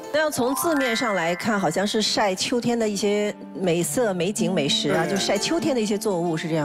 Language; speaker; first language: Chinese; native; Chinese